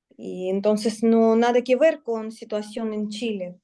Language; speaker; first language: Spanish; non-native, learner; Russian